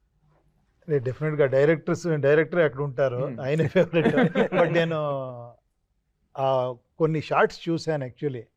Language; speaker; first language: Telugu; non-native, local second language; Kannada